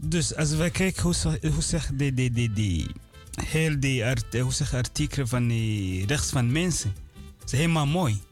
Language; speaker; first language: Dutch; non-native, learner; Swahili